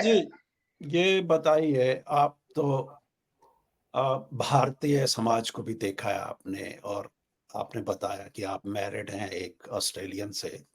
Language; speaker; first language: Hindi; native; Hindi